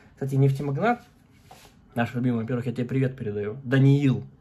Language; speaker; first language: Russian; native; Russian